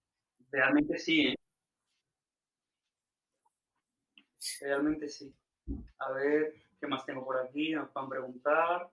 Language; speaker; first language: Spanish; native; Spanish